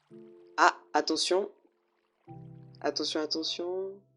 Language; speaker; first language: French; native; French